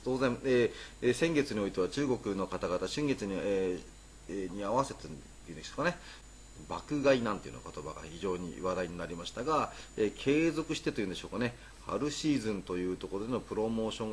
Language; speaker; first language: Japanese; native; Japanese